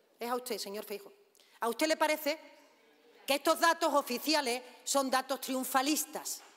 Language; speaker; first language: Spanish; native; Spanish